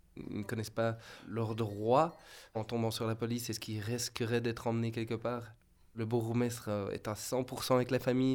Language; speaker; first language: French; native; French